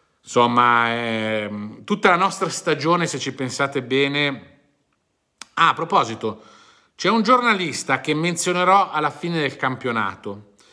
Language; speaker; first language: Italian; native; Italian